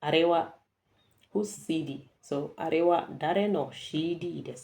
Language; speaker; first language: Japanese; non-native, fluent; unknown